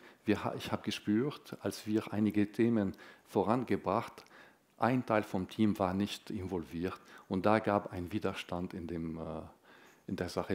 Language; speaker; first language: German; non-native, fluent; Arabic